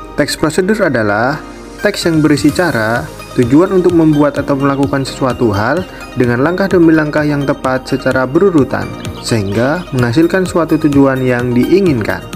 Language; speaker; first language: Indonesian; native; Indonesian